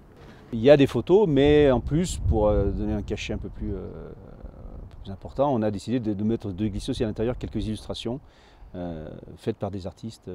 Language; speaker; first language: French; native; French